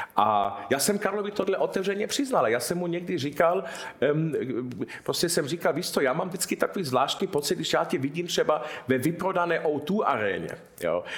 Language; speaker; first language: Czech; early bilingual, heritage; Czech